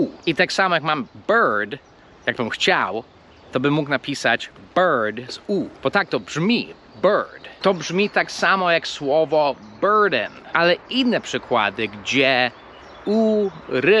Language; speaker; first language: Polish; non-native, fluent; English